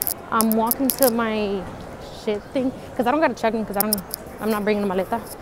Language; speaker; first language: English; early bilingual, other home language; Spanish